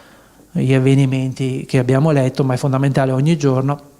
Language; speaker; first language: Italian; native; Italian